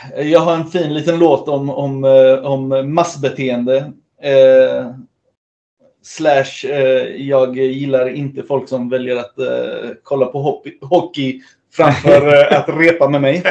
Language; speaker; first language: Swedish; early bilingual, other home language; Spanish